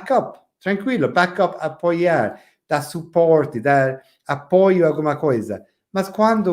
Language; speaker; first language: Portuguese; non-native, fluent; English